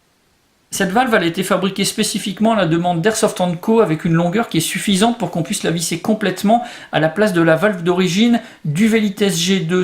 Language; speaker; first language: French; native; French